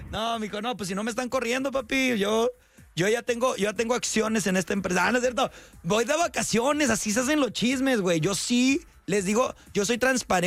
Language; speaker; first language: Spanish; native; Spanish